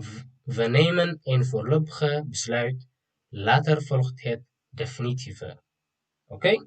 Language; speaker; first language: Dutch; non-native, fluent; Tigrinya